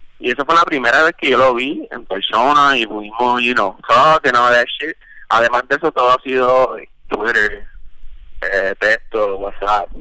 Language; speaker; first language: Spanish; early bilingual, heritage; Spanish